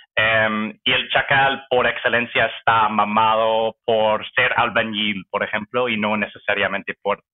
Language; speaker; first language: Spanish; non-native, fluent; English